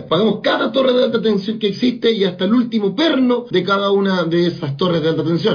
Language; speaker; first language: Spanish; native; Spanish